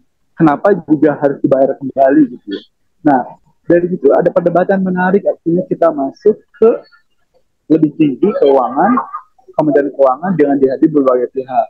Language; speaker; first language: Indonesian; native; Indonesian